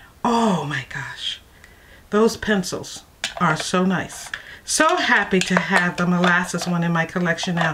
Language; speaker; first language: English; native; English